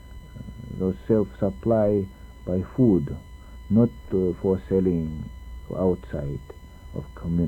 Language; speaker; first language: English; non-native, learner; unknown